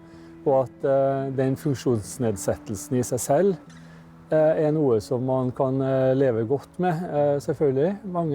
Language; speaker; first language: Norwegian; native; Norwegian